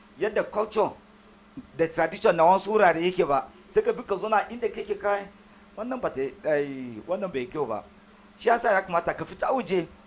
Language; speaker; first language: Hausa; non-native, local second language; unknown